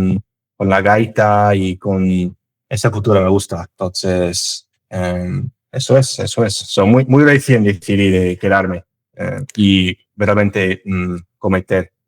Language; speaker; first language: Spanish; non-native, fluent; English